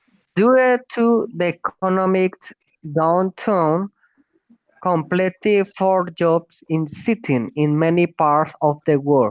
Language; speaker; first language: English; non-native, learner; Spanish